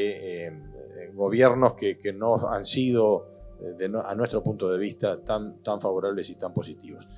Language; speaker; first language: Spanish; native; Spanish